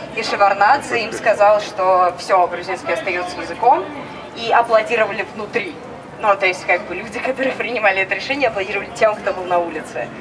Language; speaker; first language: Russian; native; Russian